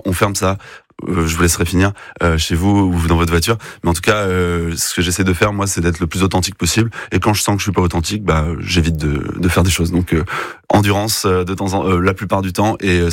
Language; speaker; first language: French; native; French